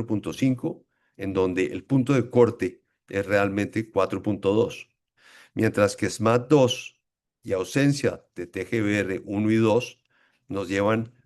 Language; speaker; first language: Spanish; native; Spanish